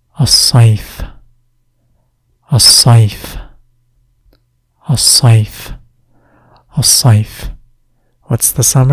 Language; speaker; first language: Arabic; non-native, fluent; English